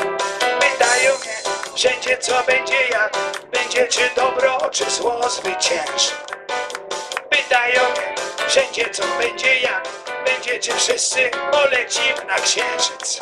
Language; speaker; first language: Polish; native; Polish